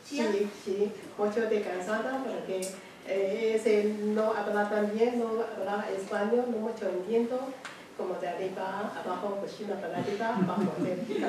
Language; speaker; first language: Spanish; non-native, learner; Chinese